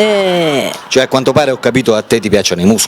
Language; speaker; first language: Italian; native; Italian